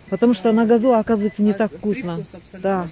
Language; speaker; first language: Russian; native; Russian